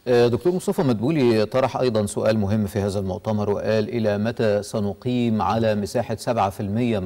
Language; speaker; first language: Arabic; native; Arabic